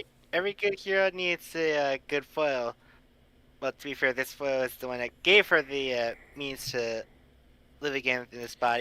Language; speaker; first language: English; native; English